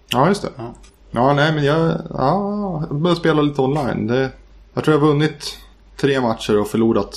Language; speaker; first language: Swedish; native; Swedish